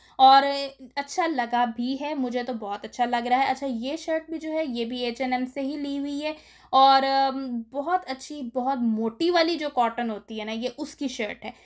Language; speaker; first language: Urdu; native; Urdu